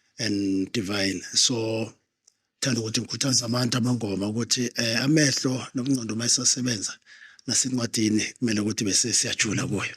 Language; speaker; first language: Zulu; native; Zulu